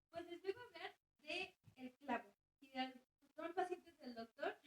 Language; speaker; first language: Spanish; native; Spanish